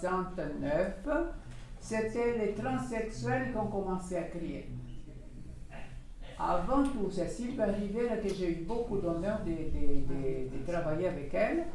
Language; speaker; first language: French; non-native, fluent; Portuguese